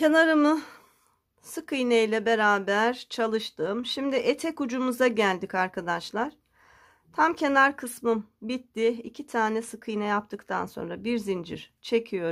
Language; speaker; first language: Turkish; native; Turkish